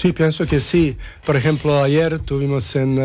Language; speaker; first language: Spanish; non-native, fluent; Serbian